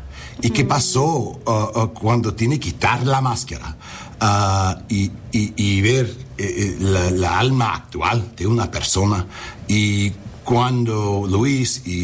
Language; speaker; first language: Spanish; non-native, learner; English